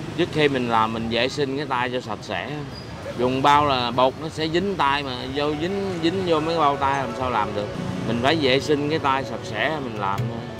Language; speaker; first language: Vietnamese; non-native, local second language; Cantonese